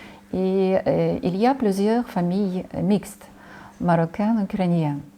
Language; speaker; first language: French; non-native, fluent; Ukrainian